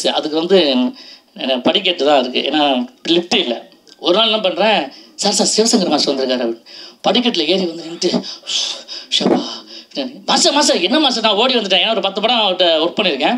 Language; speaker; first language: Tamil; native; Tamil